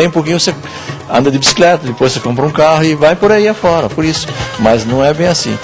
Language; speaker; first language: Portuguese; early bilingual, other home language; Arabic